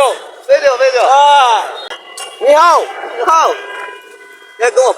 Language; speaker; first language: Chinese; non-native, learner; Bangla